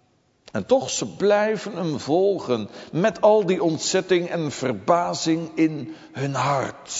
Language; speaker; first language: Dutch; native; Dutch